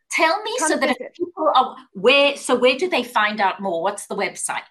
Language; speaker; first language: English; native; English